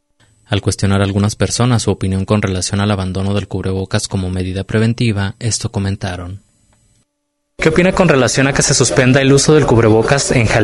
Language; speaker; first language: Spanish; native; Spanish